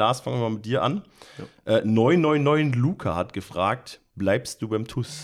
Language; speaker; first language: German; native; German